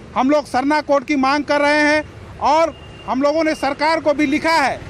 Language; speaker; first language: Hindi; native; Hindi